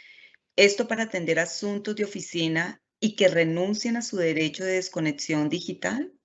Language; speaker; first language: Spanish; native; Spanish